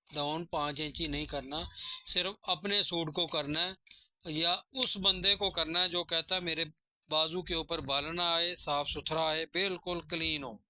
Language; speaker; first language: Urdu; non-native, local second language; Punjabi